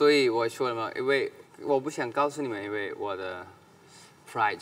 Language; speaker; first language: Chinese; non-native, learner; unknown